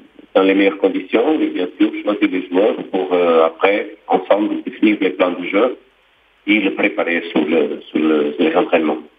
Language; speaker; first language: French; non-native, fluent; Portuguese